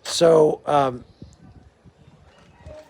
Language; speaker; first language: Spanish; non-native, learner; English